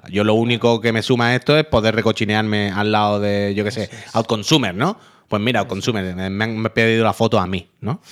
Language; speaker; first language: Spanish; native; Spanish